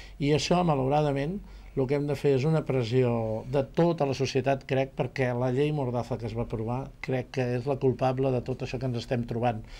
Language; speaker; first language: Catalan; native; Catalan